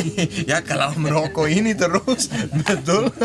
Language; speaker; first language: Indonesian; non-native, learner; Danish